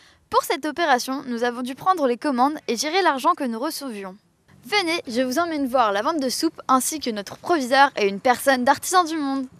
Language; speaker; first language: French; native; French